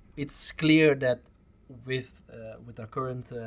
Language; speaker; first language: English; non-native, fluent; Dutch